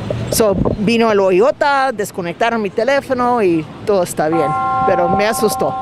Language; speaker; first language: Spanish; non-native, fluent; English